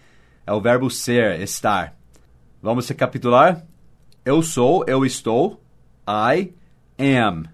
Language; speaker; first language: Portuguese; non-native, fluent; English